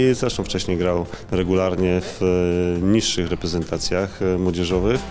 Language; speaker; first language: Polish; native; Polish